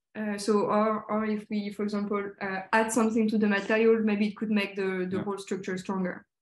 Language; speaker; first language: English; non-native, fluent; French